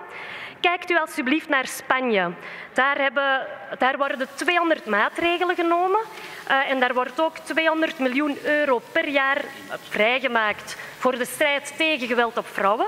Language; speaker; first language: Dutch; native; Dutch